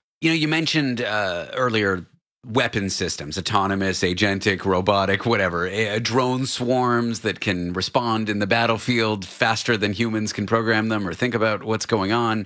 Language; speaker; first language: English; native; English